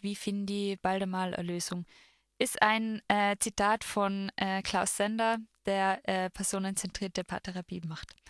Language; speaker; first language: German; native; German